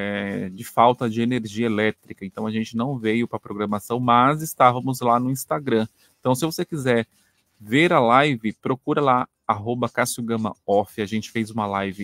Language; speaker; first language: Portuguese; native; Portuguese